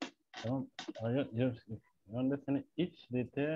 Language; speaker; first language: Turkish; non-native, learner; French